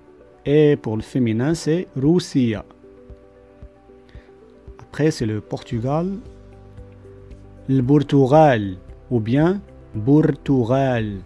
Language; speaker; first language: French; non-native, local second language; Arabic